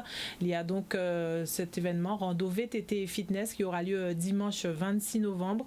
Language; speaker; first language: French; native; French